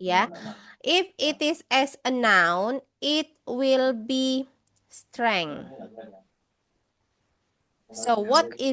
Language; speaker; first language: English; non-native, fluent; Indonesian